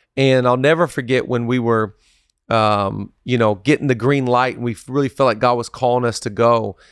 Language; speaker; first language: English; native; English